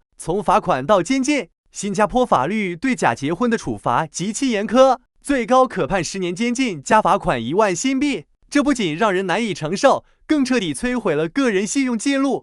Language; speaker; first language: Chinese; native; Chinese